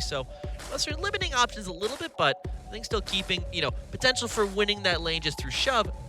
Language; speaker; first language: English; native; English